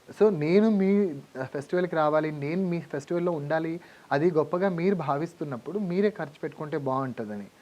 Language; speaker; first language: Telugu; non-native, local second language; Lambadi